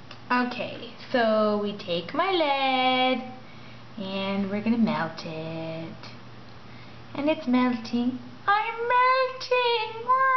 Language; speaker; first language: English; native; English